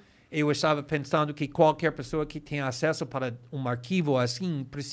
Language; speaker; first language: Portuguese; non-native, fluent; English